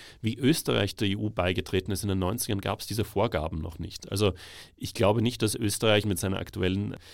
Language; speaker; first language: German; native; German